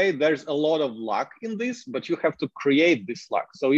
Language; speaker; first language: English; non-native, fluent; Ukrainian